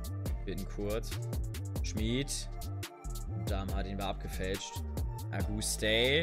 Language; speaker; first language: German; native; German